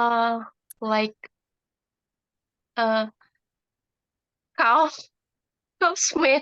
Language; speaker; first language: English; non-native, learner; Indonesian